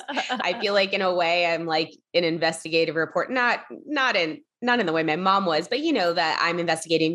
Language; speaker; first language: English; native; English